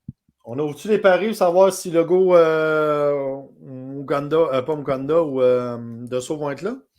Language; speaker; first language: French; native; French